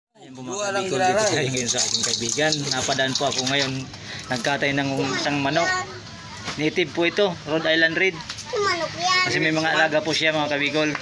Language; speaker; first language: Filipino; non-native, local second language; Bikol